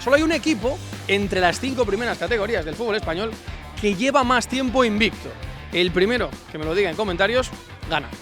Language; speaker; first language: Spanish; native; Spanish